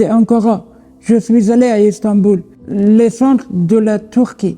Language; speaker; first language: French; non-native, learner; Persian